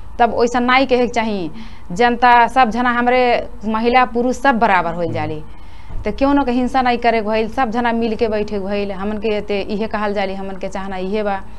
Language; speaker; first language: Bhojpuri; native; Bhojpuri